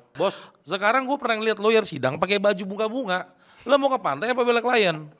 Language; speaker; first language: Indonesian; native; Indonesian